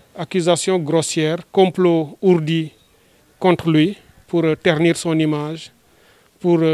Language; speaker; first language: French; non-native, local second language; Wolof